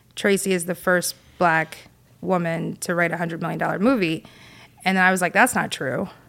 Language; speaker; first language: English; native; English